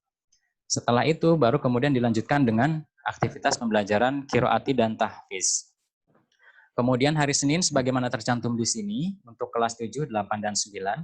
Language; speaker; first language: Indonesian; native; Indonesian